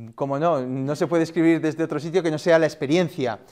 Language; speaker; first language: Spanish; native; Spanish